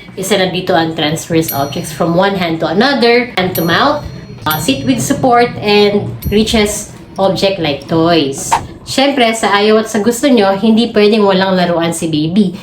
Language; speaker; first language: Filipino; non-native, local second language; Cebuano